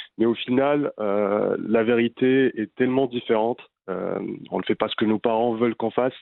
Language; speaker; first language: French; non-native, local second language; Arabic